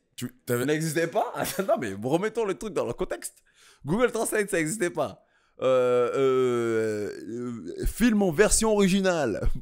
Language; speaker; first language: French; early bilingual, other home language; Kabuverdianu